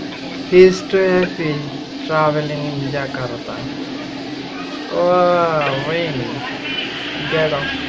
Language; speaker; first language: English; non-native, learner; Bangla